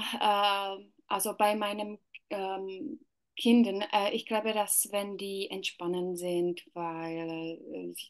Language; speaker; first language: German; non-native, learner; Czech